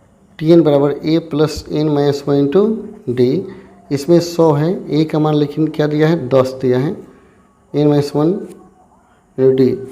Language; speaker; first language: Hindi; native; Hindi